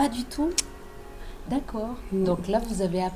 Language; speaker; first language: French; native; French